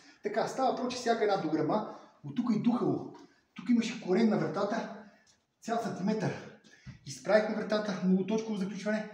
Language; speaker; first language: Bulgarian; native; Bulgarian